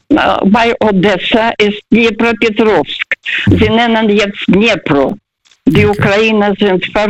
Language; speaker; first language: German; non-native, fluent; Russian